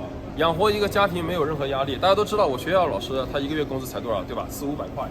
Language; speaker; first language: Chinese; native; Chinese